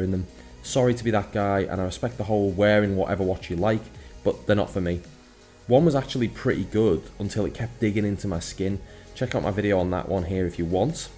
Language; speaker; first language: English; native; English